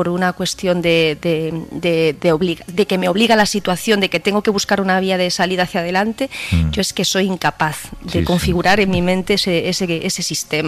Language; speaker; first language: Spanish; native; Spanish